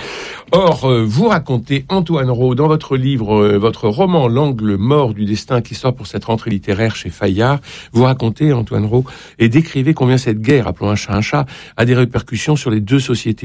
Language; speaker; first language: French; native; French